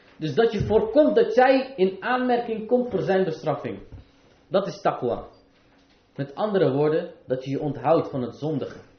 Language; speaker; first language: Dutch; early bilingual, other home language; Arabic